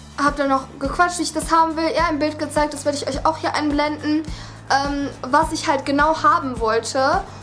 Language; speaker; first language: German; early bilingual, other home language; Vietnamese